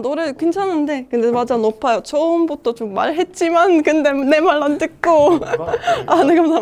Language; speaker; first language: Korean; non-native, learner; Estonian